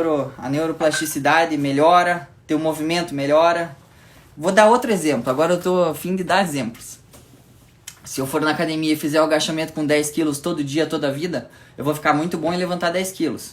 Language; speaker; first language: Portuguese; native; Portuguese